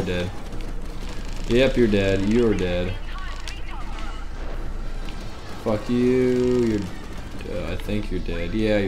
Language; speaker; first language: English; native; English